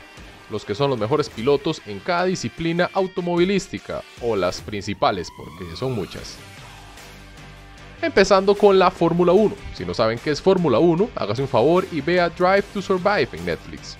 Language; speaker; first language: Spanish; native; Spanish